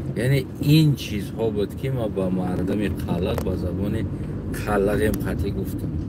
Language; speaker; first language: Tajik; non-native, local second language; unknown